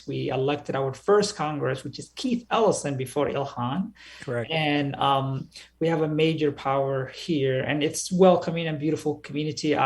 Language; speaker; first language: English; early bilingual, other home language; Somali